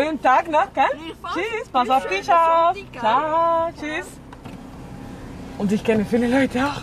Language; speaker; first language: German; non-native, fluent; Spanish